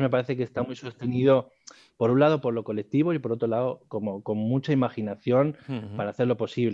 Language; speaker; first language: Spanish; native; Spanish